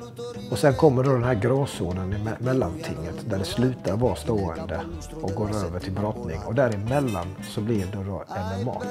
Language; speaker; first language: Swedish; native; Swedish